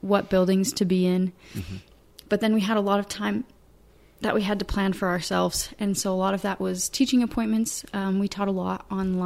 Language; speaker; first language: English; native; English